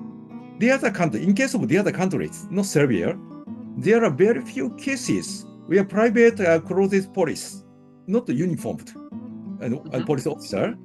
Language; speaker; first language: English; non-native, learner; Japanese